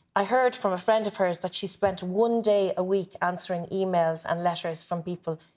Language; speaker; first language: English; native; English